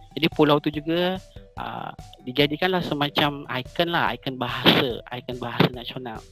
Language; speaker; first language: Malay; native; Malay